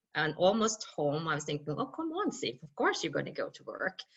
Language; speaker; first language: English; non-native, fluent; Norwegian